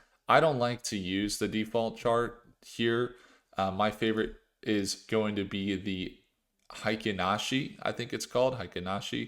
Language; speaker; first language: English; native; English